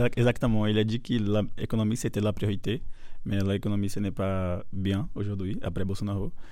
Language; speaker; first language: French; non-native, learner; Portuguese